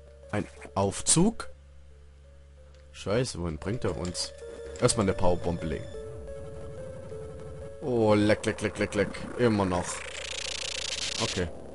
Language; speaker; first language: German; native; German